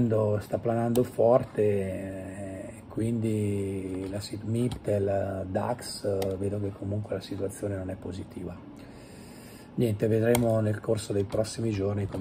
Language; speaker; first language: Italian; native; Italian